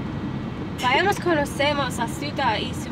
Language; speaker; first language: Spanish; non-native, learner; English